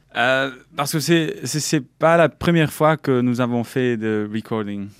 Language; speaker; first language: French; non-native, local second language; German